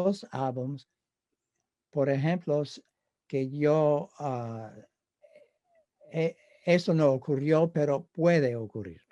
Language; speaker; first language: Spanish; non-native, fluent; English